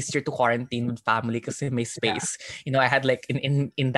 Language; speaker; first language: English; non-native, local second language; Filipino